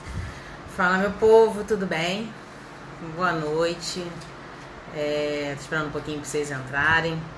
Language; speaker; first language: Portuguese; native; Portuguese